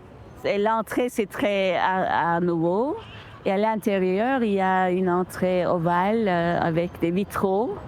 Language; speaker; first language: French; non-native, fluent; Turkish